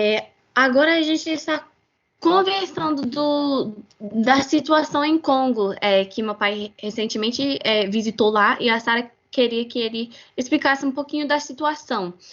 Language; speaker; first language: Portuguese; non-native, fluent; English